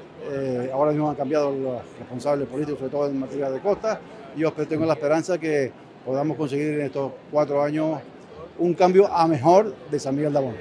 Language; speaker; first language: Spanish; native; Spanish